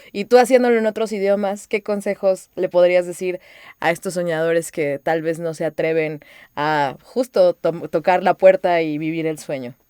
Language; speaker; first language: Spanish; native; Spanish